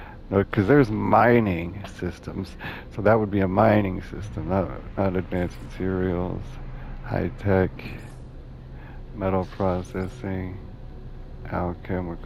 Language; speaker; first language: English; native; English